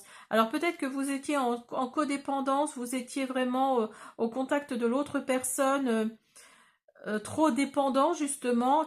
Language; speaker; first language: French; native; French